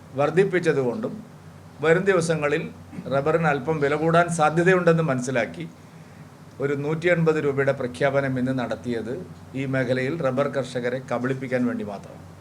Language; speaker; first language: Malayalam; native; Malayalam